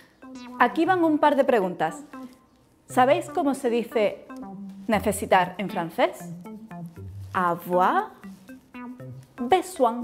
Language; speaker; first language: Spanish; native; Spanish